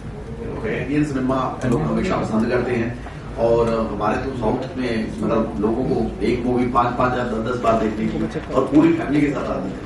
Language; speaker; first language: Hindi; non-native, local second language; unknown